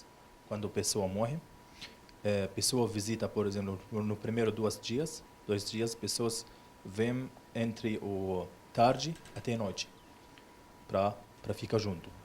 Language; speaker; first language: Portuguese; non-native, learner; Arabic